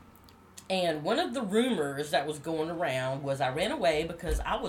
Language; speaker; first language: English; native; English